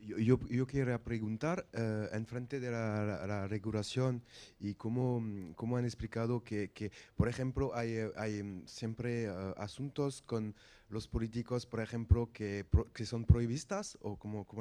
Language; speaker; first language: Spanish; non-native, fluent; French